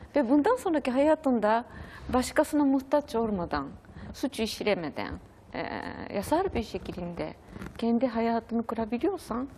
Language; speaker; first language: Turkish; non-native, fluent; Japanese